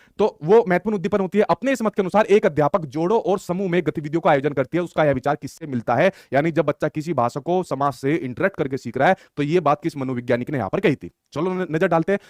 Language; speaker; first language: Hindi; native; Hindi